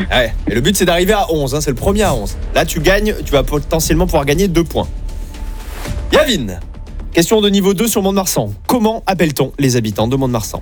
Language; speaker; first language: French; native; French